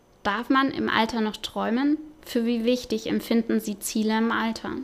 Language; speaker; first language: German; native; German